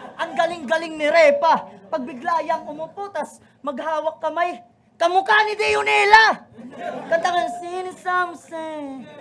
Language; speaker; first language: Filipino; non-native, local second language; Waray